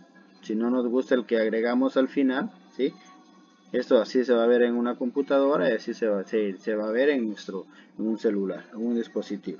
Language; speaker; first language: Spanish; native; Spanish